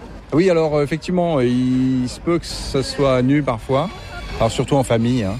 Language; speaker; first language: French; non-native, fluent; Finnish